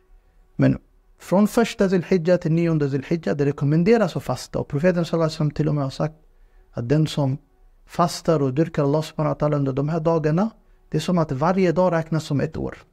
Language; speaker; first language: Swedish; non-native, fluent; Urdu